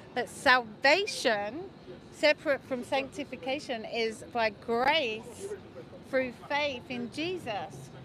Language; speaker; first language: English; native; English